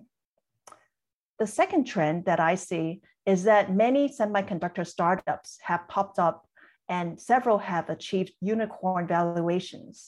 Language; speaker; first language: English; non-native, local second language; Cantonese